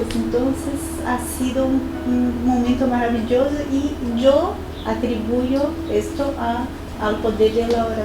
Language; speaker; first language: Spanish; non-native, fluent; Portuguese